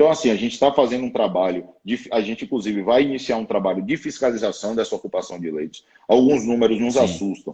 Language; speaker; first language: Portuguese; native; Portuguese